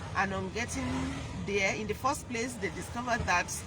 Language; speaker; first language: English; non-native, local second language; Yoruba